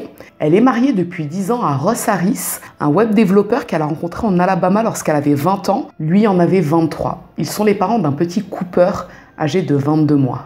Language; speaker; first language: French; native; French